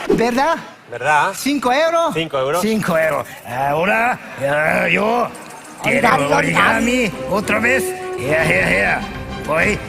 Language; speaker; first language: Spanish; non-native, learner; Japanese